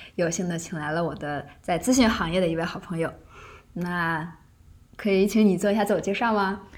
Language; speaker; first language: Chinese; native; Chinese